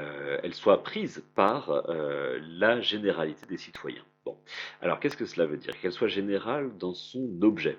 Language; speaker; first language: French; native; French